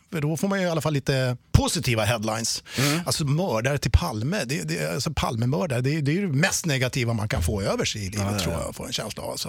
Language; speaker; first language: Swedish; native; Swedish